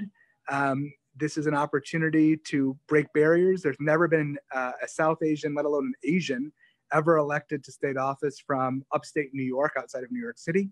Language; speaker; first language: English; native; English